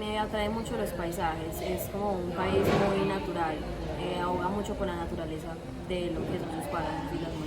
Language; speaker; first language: Spanish; native; Spanish